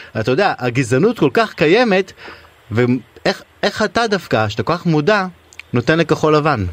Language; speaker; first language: Hebrew; native; Hebrew